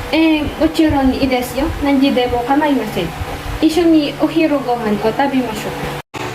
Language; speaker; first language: Japanese; non-native, learner; Filipino